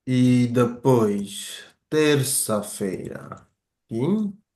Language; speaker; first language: Portuguese; non-native, fluent; Bangla